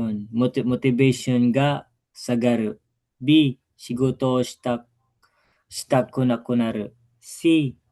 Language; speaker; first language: Japanese; non-native, learner; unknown